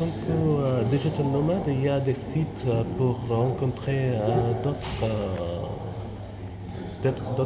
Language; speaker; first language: French; non-native, fluent; Arabic